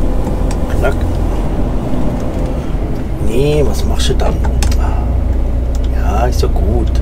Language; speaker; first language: German; native; German